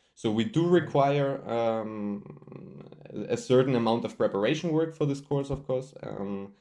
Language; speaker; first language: English; non-native, fluent; German